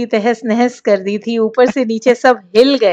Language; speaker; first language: Hindi; native; Hindi